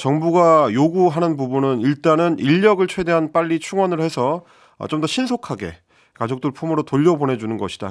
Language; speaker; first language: Korean; native; Korean